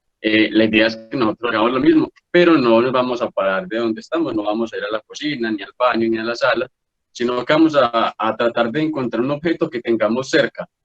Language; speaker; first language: Spanish; native; Spanish